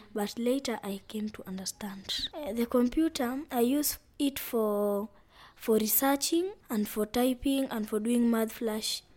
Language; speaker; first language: English; non-native, local second language; Luyia